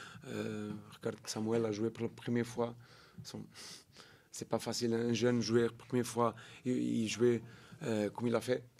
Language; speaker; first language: French; non-native, learner; Portuguese